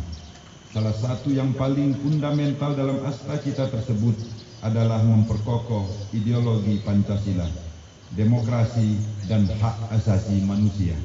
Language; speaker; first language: Indonesian; native; Indonesian